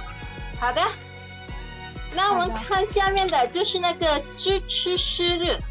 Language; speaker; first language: Chinese; non-native, fluent; Indonesian